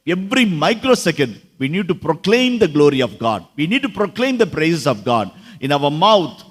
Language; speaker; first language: English; non-native, local second language; Tamil